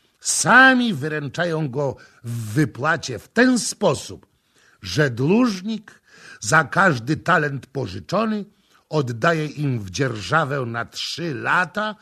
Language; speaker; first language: Polish; native; Polish